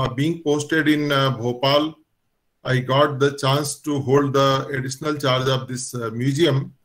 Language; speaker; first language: English; non-native, local second language; Hindi